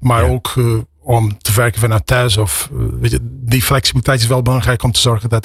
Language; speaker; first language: Dutch; non-native, fluent; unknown